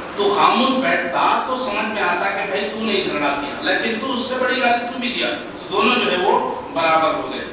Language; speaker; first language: Urdu; native; Urdu